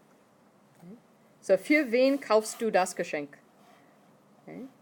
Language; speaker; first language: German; non-native, fluent; English